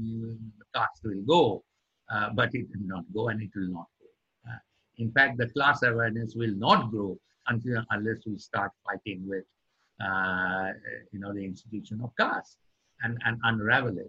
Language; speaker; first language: English; non-native, local second language; Bangla